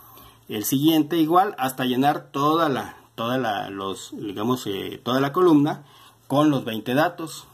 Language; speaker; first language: Spanish; native; Spanish